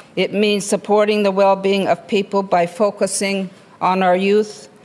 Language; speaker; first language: English; non-native, local second language; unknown